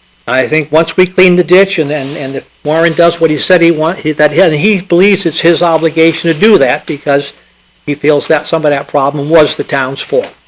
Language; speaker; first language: English; native; English